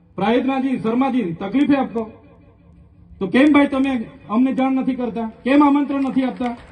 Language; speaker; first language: Gujarati; non-native, local second language; Vasavi